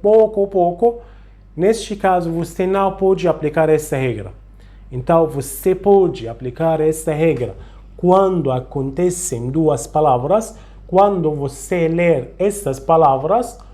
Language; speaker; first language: Portuguese; non-native, fluent; Arabic